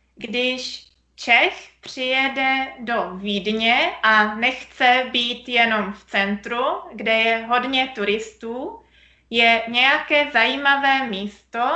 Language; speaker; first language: Czech; native; Czech